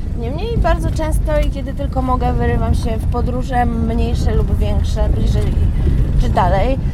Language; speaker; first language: Polish; native; Polish